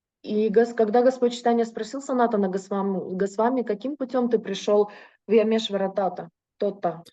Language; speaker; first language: Russian; native; Russian